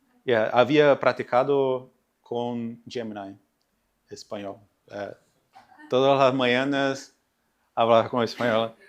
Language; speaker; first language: Spanish; non-native, learner; Portuguese